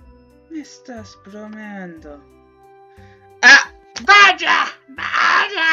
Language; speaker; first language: Spanish; non-native, learner; English